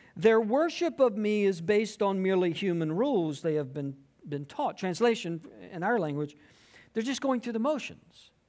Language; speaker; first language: English; native; English